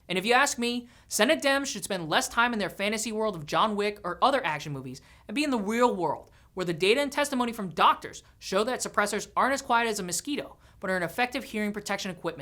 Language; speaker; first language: English; native; English